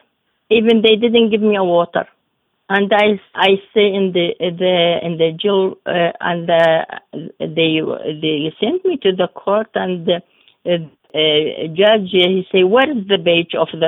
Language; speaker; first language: English; non-native, learner; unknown